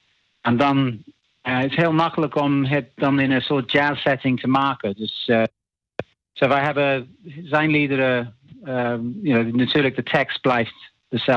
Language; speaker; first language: Dutch; non-native, learner; English